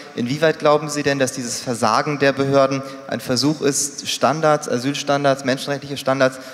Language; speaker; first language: German; native; German